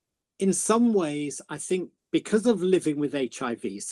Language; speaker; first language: English; native; English